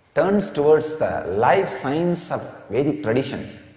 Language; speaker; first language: English; non-native, local second language; Tamil